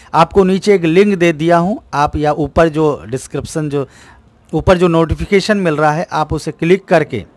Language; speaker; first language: Hindi; native; Hindi